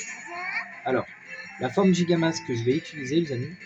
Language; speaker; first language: French; native; French